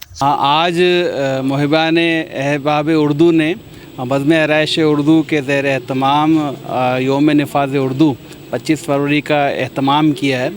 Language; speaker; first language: Urdu; native; Urdu